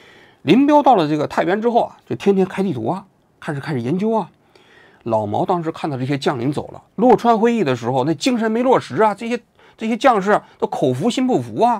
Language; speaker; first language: Chinese; native; Chinese